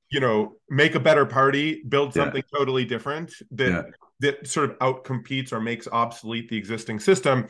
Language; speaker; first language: English; native; English